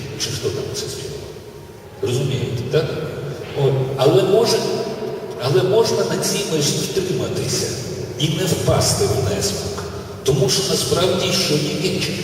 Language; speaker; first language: Ukrainian; non-native, local second language; Russian